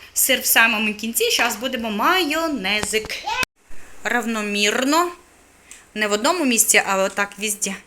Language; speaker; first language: Ukrainian; non-native, local second language; Russian